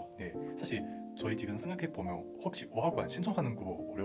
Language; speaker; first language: Korean; non-native, fluent; Chinese